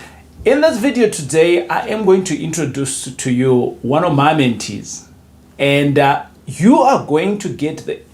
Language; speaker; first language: English; non-native, local second language; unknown